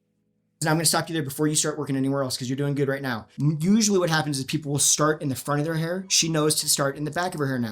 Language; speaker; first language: English; native; English